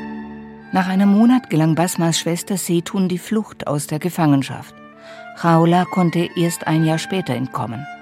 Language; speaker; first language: German; native; German